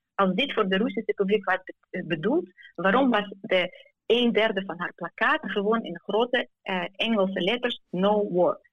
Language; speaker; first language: Dutch; non-native, fluent; Ukrainian